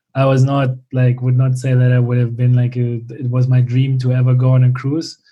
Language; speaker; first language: English; non-native, fluent; German